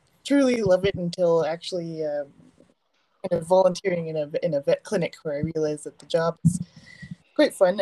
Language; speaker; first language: English; native; English